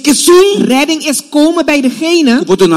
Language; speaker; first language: Dutch; non-native, local second language; Papiamento